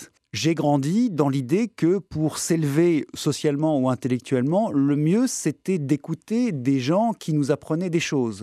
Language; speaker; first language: French; native; French